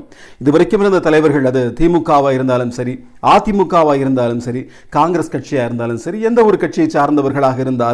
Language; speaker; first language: Tamil; native; Tamil